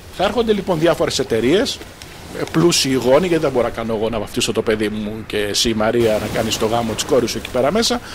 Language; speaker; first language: Greek; early bilingual, heritage; Greek